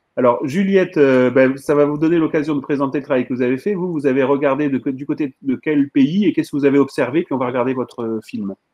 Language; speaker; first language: French; native; French